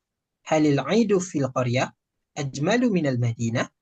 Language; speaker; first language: Arabic; non-native, learner; Malay